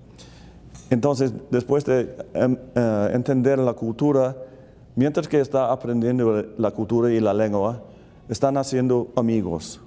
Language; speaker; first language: Spanish; non-native, fluent; English